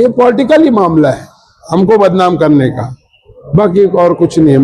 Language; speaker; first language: Hindi; non-native, local second language; Marathi